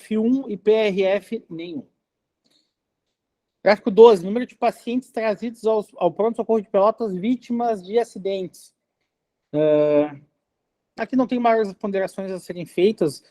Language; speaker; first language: Portuguese; native; Portuguese